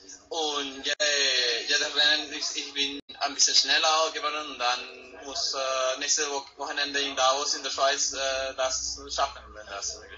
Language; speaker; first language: German; non-native, learner; Spanish